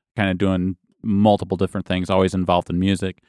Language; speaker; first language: English; native; English